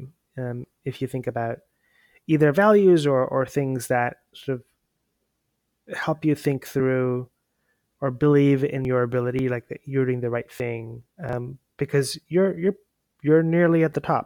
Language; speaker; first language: English; non-native, local second language; Hindi